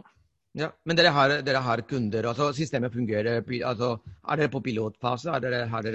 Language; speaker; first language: Norwegian; non-native, fluent; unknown